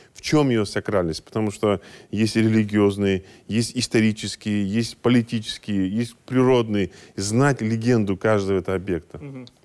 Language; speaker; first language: Russian; non-native, local second language; Kazakh